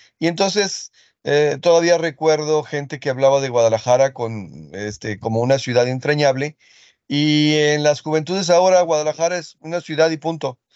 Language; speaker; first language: Spanish; early bilingual, other home language; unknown